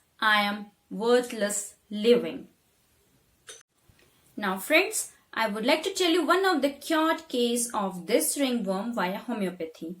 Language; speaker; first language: English; non-native, local second language; Hindi